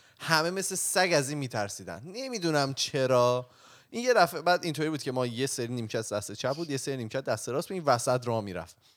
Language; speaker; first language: Persian; native; Persian